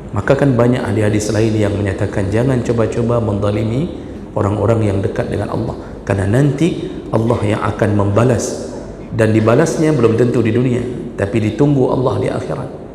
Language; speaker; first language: Malay; non-native, local second language; Achinese